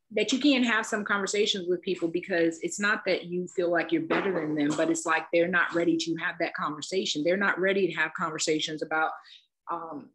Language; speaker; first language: English; native; English